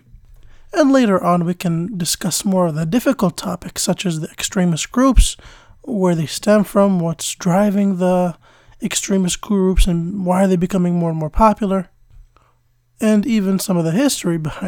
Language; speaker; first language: English; native; English